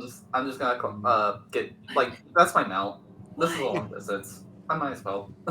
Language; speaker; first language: English; native; English